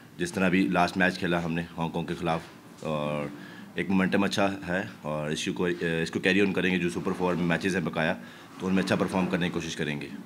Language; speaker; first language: Urdu; native; Urdu